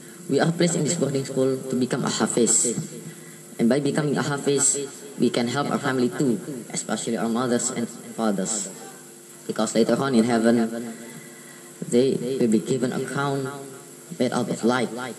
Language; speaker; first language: English; non-native, fluent; Indonesian